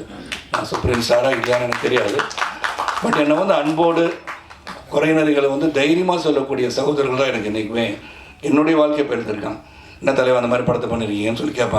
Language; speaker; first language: Tamil; native; Tamil